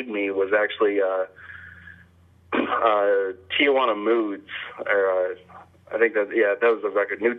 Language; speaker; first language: English; native; English